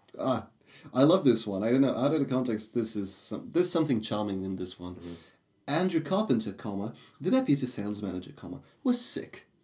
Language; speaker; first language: English; non-native, fluent; Russian